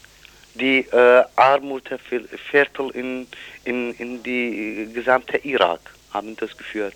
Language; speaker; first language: German; non-native, fluent; Kurdish